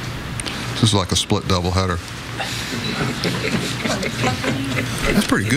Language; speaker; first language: English; native; English